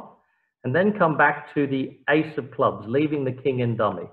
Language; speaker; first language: English; native; English